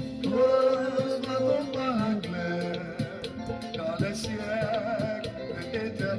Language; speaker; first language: French; non-native, local second language; Haitian Creole